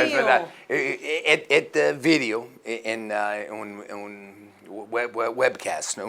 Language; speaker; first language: Spanish; non-native, learner; English